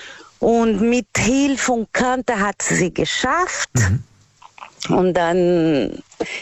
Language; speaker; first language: German; non-native, learner; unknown